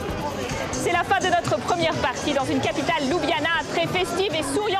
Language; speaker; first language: French; native; French